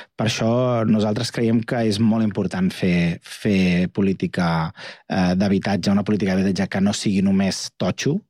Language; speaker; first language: Catalan; native; Catalan